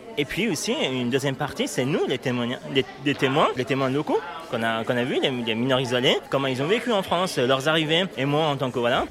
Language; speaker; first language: French; non-native, fluent; Persian